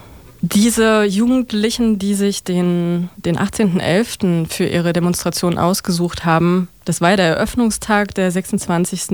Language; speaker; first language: German; native; German